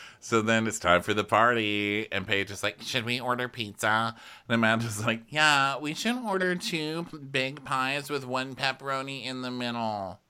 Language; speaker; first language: English; native; English